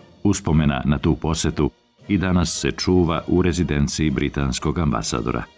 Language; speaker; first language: Bosnian; native; Bosnian